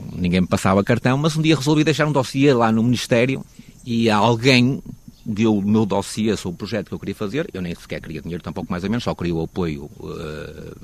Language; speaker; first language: Portuguese; native; Portuguese